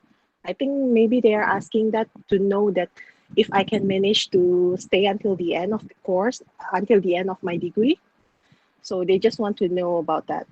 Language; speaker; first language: English; non-native, local second language; Malay